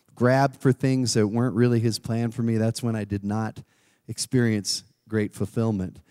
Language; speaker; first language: English; native; English